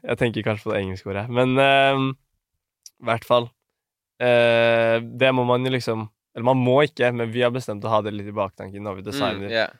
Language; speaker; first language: Norwegian; native; Norwegian